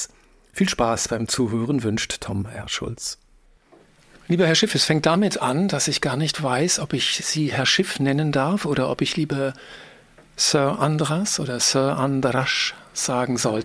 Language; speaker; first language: German; native; German